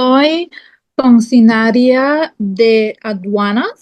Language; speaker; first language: Spanish; non-native, learner; English